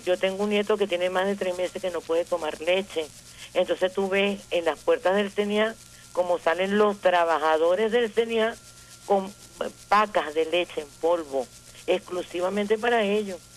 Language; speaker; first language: Spanish; native; Spanish